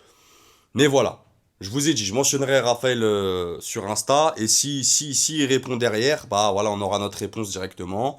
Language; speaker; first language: French; native; French